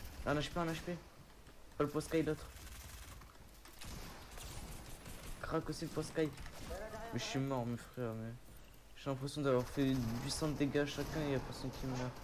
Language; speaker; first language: French; native; French